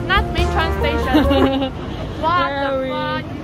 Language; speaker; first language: English; non-native, learner; Chinese